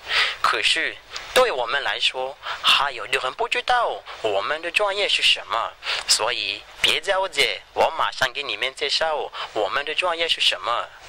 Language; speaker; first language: Chinese; non-native, fluent; French